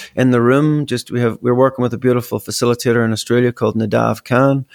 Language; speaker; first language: English; native; English